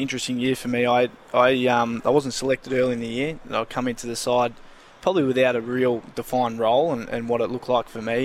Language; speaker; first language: English; native; English